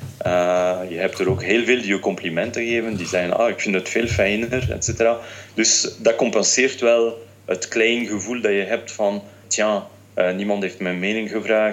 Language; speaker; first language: Dutch; non-native, fluent; French